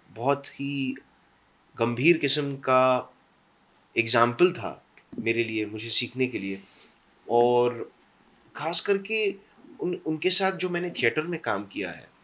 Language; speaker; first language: Hindi; non-native, local second language; English